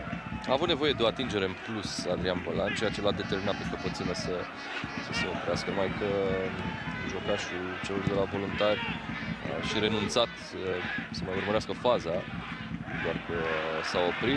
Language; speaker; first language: Romanian; native; Romanian